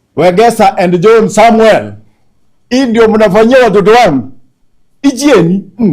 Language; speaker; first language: Swahili; non-native, local second language; Gusii